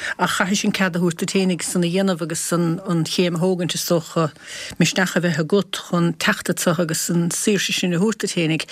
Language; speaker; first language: Irish; native; Irish